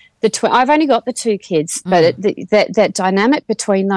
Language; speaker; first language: English; native; English